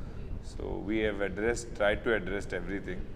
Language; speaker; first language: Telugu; non-native, learner; Hindi